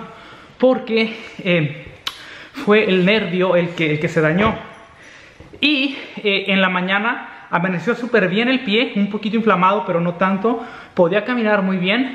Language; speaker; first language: Spanish; native; Spanish